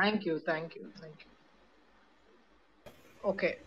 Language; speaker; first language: Tamil; native; Tamil